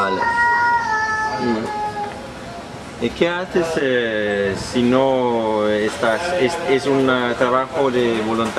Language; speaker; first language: Spanish; non-native, learner; Danish